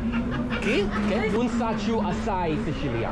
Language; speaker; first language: Italian; non-native, learner; English